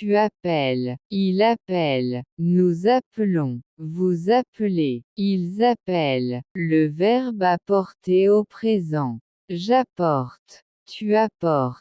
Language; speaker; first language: French; non-native, local second language; Arabic